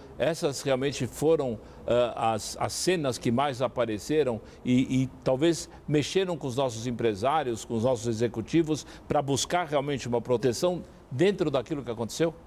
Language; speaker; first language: Portuguese; native; Portuguese